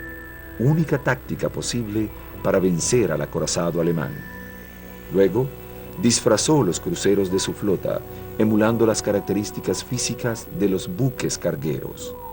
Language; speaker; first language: Spanish; native; Spanish